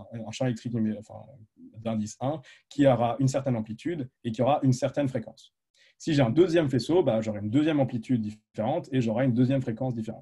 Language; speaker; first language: French; native; French